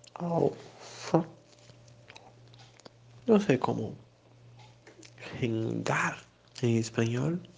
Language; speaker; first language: Spanish; non-native, learner; Portuguese